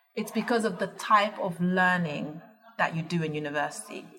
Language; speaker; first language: English; early bilingual, other home language; Dutch